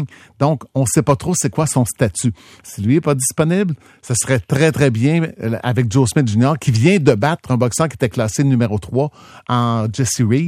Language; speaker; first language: French; native; French